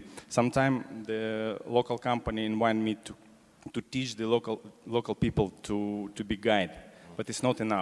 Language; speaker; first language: English; non-native, learner; Russian